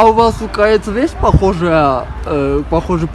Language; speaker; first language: Russian; non-native, local second language; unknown